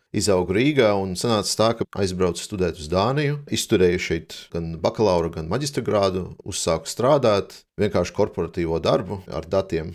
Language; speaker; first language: Latvian; non-native, local second language; Russian